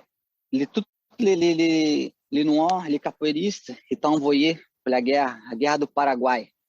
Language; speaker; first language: French; non-native, fluent; Portuguese